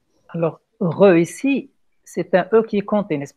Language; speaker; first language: French; non-native, local second language; Arabic